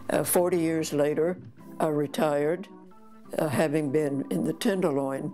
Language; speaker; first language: English; native; English